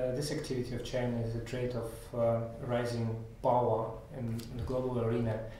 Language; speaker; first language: English; non-native, fluent; Russian